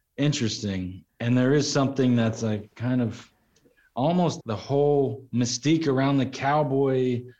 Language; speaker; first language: English; native; English